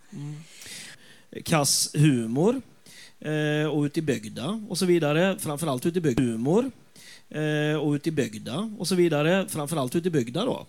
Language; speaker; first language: Swedish; native; Swedish